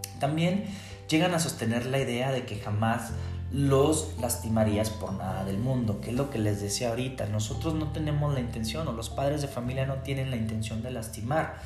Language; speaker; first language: Spanish; native; Spanish